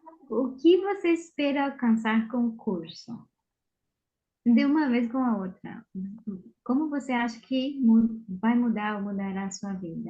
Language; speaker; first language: Portuguese; non-native, fluent; Spanish